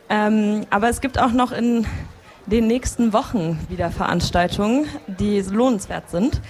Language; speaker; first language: German; native; German